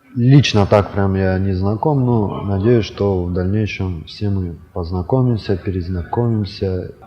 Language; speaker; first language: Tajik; non-native, local second language; Russian